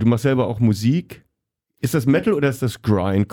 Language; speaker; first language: German; native; German